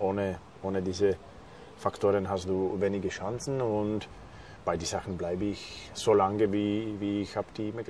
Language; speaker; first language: German; non-native, fluent; Slovak